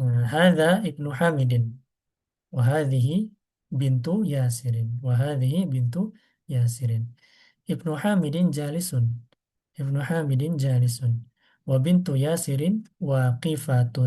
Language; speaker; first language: Arabic; non-native, fluent; Indonesian